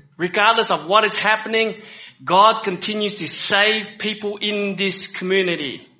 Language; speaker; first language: English; early bilingual, other home language; Vietnamese